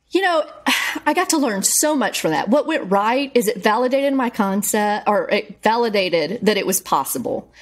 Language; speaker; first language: English; native; English